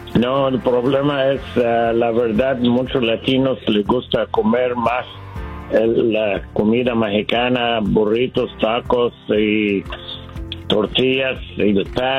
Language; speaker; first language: Spanish; non-native, learner; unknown